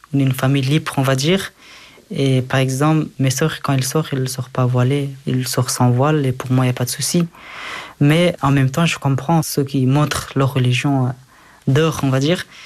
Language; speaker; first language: French; early bilingual, other home language; Persian